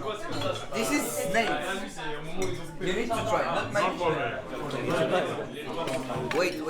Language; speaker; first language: English; non-native, learner; French